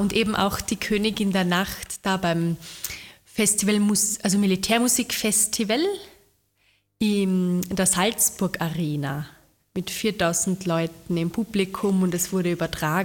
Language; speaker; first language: German; native; German